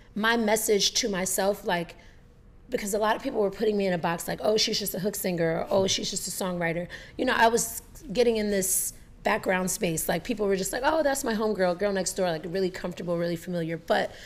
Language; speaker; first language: English; native; English